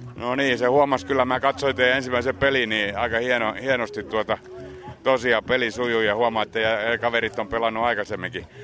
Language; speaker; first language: Finnish; native; Finnish